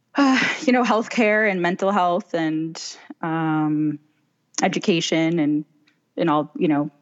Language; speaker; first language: English; native; English